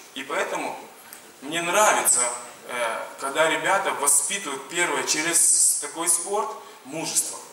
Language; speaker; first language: Russian; non-native, local second language; Ukrainian